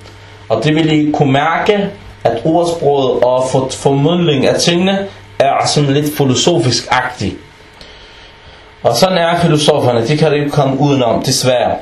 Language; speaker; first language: Danish; early bilingual, other home language; Arabic